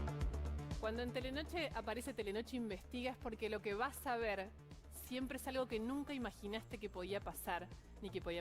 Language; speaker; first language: Spanish; native; Spanish